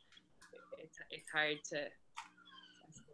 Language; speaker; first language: English; native; English